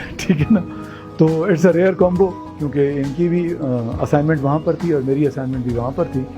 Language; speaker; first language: Urdu; non-native, local second language; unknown